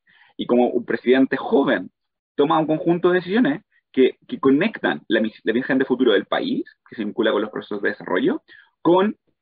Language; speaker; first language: Spanish; native; Spanish